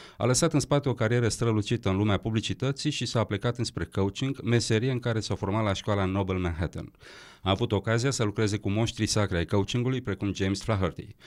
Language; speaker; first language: Romanian; native; Romanian